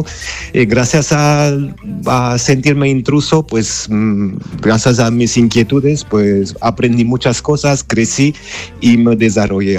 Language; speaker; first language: Spanish; non-native, fluent; Armenian